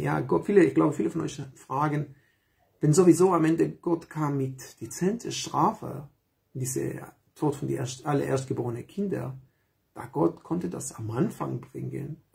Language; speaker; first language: German; non-native, fluent; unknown